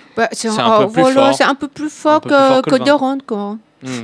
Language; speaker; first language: French; non-native, fluent; Japanese